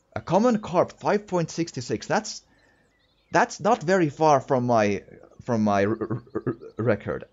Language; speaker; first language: English; non-native, fluent; Finnish